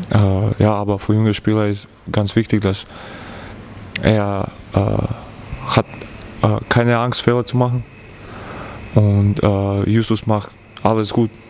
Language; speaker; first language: German; non-native, learner; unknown